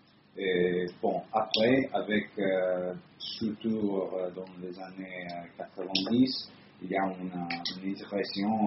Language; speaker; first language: French; non-native, fluent; Italian